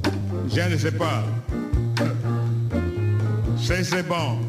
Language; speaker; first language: French; non-native, learner; English